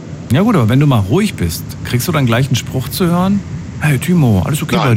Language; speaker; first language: German; native; German